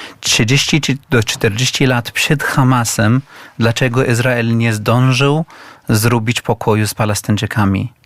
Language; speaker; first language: Polish; non-native, learner; Arabic